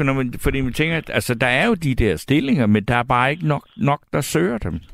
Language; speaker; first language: Danish; native; Danish